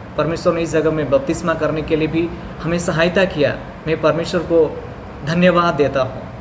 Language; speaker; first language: Hindi; non-native, local second language; Bhojpuri